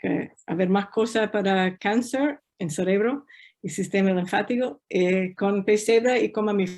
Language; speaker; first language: Spanish; non-native, fluent; English